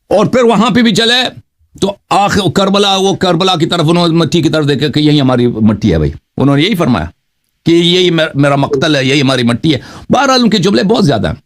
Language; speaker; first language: Urdu; non-native, fluent; Persian